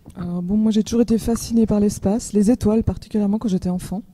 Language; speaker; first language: French; native; French